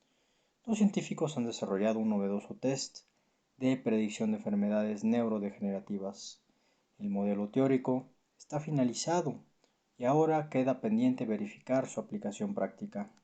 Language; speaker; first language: Spanish; native; Spanish